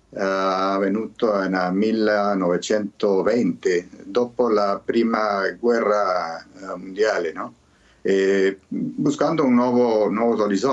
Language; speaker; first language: Italian; early bilingual, heritage; Spanish